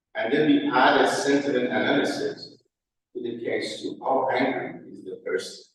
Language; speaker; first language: English; non-native, fluent; Persian